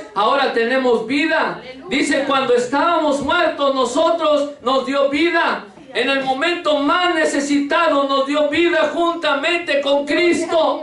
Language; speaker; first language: Spanish; native; Spanish